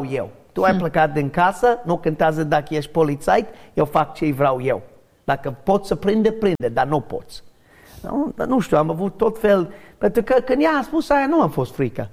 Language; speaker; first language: Romanian; non-native, learner; English